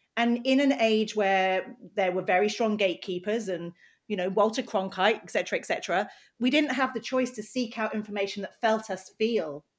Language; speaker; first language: English; native; English